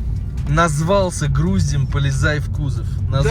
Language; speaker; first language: Russian; native; Russian